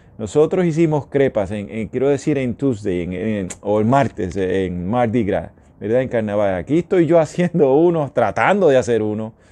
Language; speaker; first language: Spanish; native; Spanish